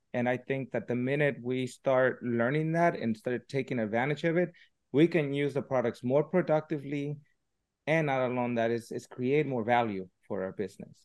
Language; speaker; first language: English; early bilingual, other home language; Spanish